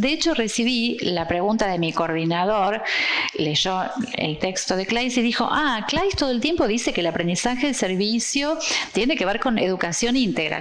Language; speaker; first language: Spanish; non-native, fluent; Portuguese